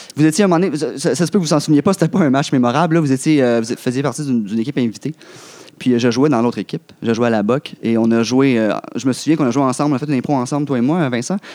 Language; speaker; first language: French; native; French